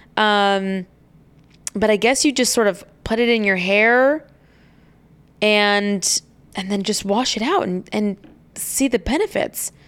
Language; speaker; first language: English; native; English